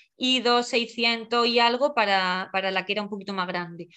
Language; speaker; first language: Spanish; native; Spanish